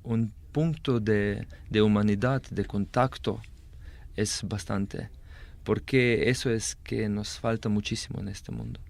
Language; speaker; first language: Spanish; non-native, fluent; Slovenian